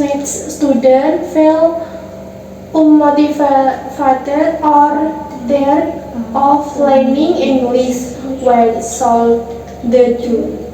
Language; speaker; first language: English; non-native, learner; Indonesian